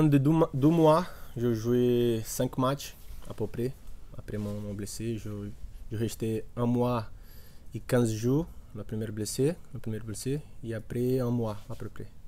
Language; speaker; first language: French; non-native, learner; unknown